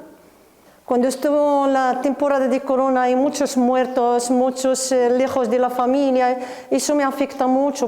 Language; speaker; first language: Spanish; non-native, learner; Arabic